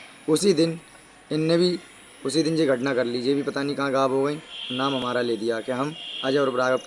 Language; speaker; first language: Hindi; native; Hindi